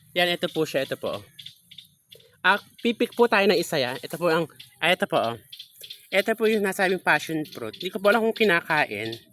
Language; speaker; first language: Filipino; native; Filipino